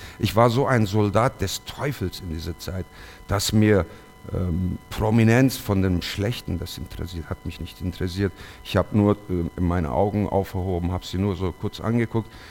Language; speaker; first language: German; early bilingual, other home language; Turkish